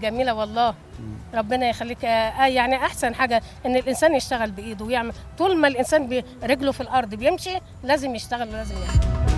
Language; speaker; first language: Arabic; native; Arabic